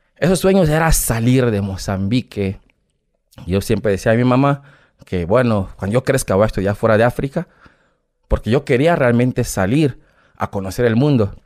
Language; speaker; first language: Spanish; non-native, fluent; Portuguese